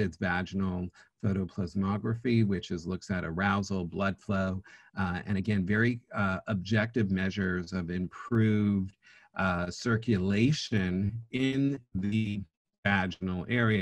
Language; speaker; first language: English; native; English